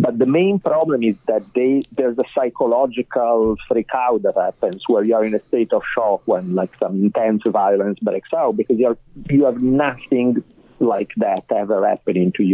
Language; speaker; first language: English; non-native, fluent; Italian